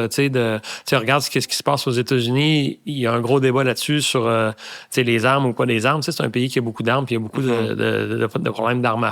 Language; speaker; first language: French; native; French